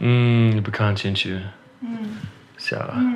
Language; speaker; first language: Chinese; non-native, learner; English